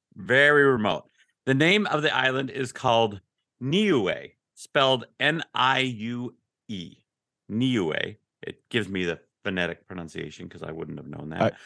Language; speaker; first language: English; native; English